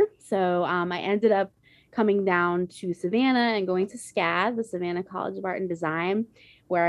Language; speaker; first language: English; native; English